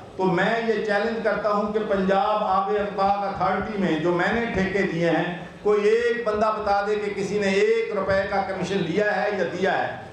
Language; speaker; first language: Urdu; non-native, local second language; Punjabi